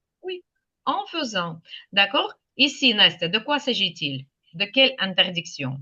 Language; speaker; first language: French; non-native, fluent; Ukrainian